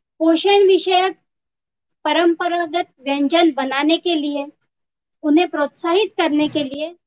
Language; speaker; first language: Hindi; non-native, local second language; Marathi